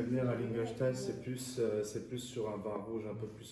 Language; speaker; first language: French; native; French